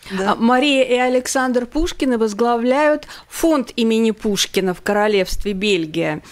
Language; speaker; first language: Russian; native; Russian